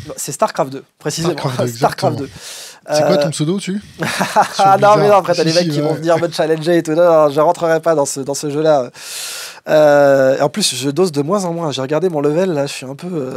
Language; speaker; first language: French; native; French